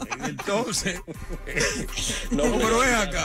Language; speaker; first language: Spanish; native; Spanish